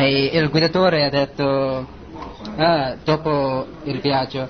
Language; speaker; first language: Italian; non-native, learner; English